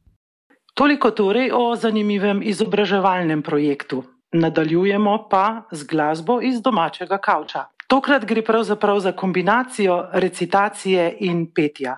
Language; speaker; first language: Slovenian; native; Slovenian